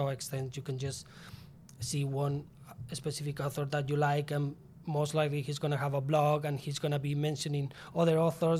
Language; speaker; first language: English; non-native, fluent; Spanish